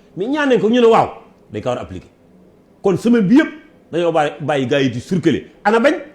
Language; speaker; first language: Wolof; native; Wolof